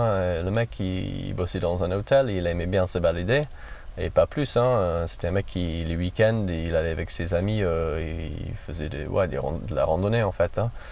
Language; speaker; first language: French; non-native, fluent; English